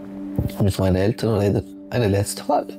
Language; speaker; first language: German; non-native, local second language; French